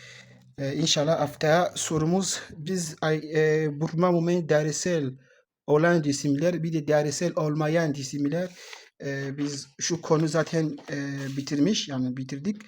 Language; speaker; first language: Turkish; non-native, learner; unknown